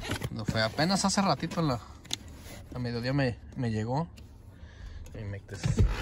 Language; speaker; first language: Spanish; early bilingual, heritage; Spanish